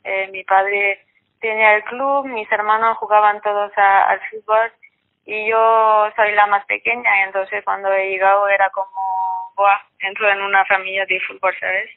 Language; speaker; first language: Spanish; non-native, fluent; French